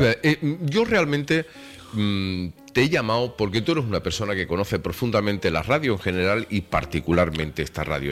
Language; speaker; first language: Spanish; native; Spanish